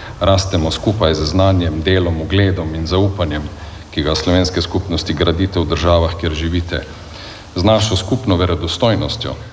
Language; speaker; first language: Slovenian; native; Slovenian